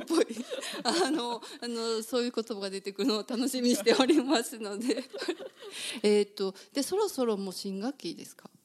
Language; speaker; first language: Japanese; native; Japanese